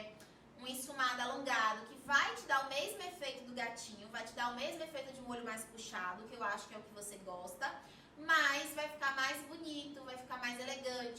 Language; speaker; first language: Portuguese; native; Portuguese